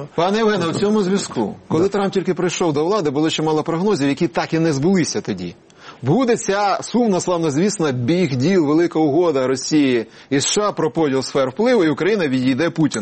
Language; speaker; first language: Ukrainian; native; Ukrainian